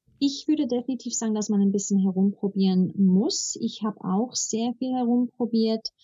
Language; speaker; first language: German; early bilingual, heritage; German